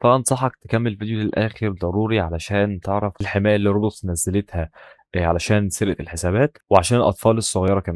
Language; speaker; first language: Arabic; native; Arabic